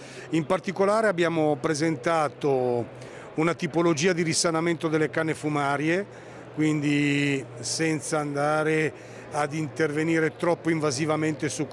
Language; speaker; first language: Italian; native; Italian